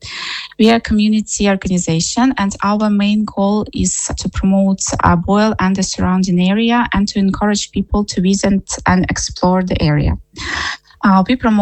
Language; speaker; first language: English; non-native, fluent; Ukrainian